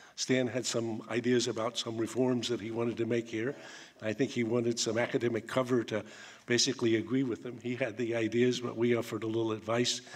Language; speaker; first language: English; native; English